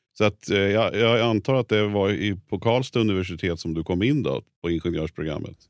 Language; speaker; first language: Swedish; native; Swedish